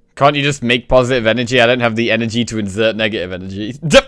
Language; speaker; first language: English; native; English